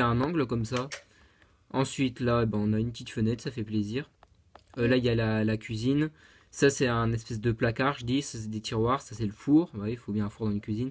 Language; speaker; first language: French; native; French